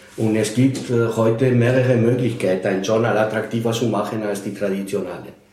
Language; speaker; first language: German; non-native, fluent; Spanish